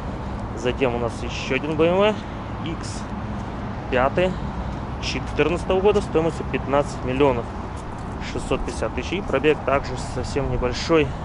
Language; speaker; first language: Russian; native; Russian